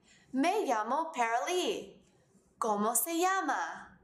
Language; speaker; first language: Spanish; non-native, fluent; English